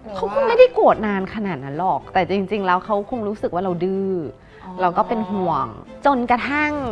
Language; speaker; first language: Thai; native; Thai